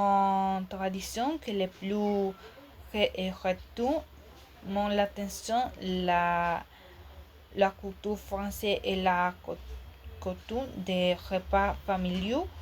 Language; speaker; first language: French; non-native, learner; Spanish